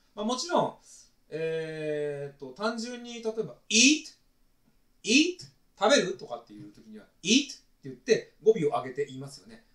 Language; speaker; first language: Japanese; native; Japanese